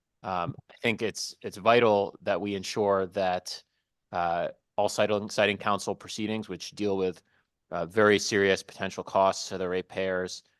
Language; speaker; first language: English; native; English